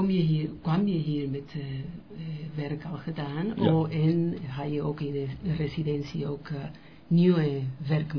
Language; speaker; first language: Dutch; non-native, learner; Spanish